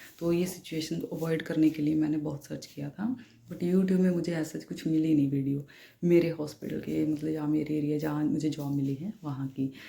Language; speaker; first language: Hindi; non-native, local second language; Punjabi